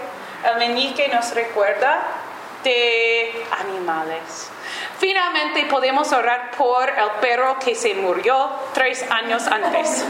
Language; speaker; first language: Spanish; non-native, learner; English